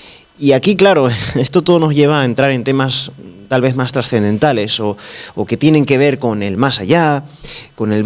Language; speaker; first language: Spanish; native; Spanish